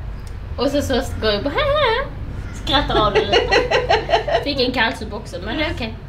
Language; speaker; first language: Swedish; native; Swedish